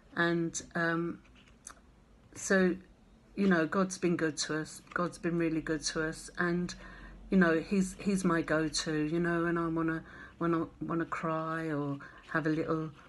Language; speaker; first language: English; native; English